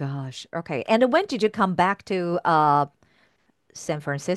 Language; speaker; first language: English; non-native, fluent; Chinese